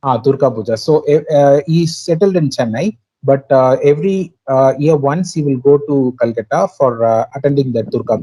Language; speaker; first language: English; non-native, local second language; Tamil